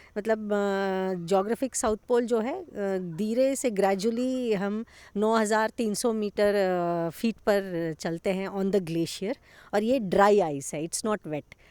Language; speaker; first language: Hindi; non-native, local second language; Kannada